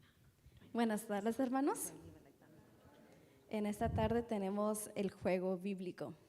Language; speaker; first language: Spanish; native; Spanish